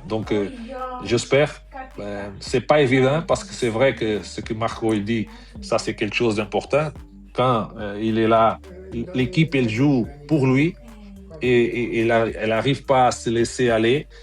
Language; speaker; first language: French; non-native, fluent; Portuguese